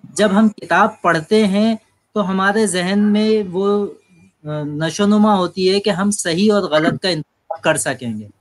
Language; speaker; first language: Urdu; native; Urdu